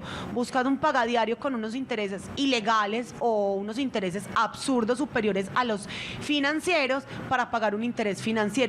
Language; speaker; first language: Spanish; native; Spanish